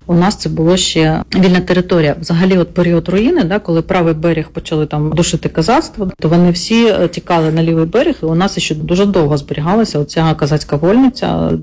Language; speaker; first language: Ukrainian; non-native, local second language; Russian